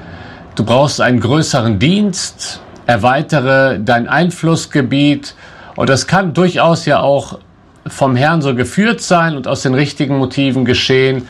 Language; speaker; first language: German; native; German